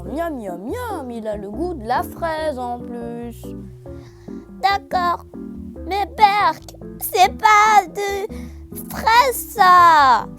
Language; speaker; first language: French; native; French